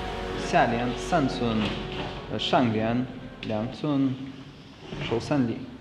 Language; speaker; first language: Chinese; non-native, fluent; Lithuanian